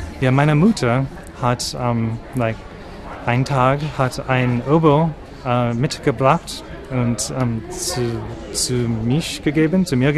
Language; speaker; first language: German; non-native, learner; English